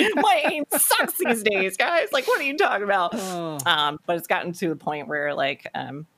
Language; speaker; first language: English; native; English